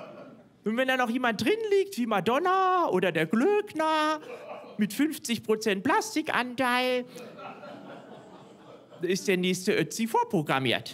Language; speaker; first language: German; native; German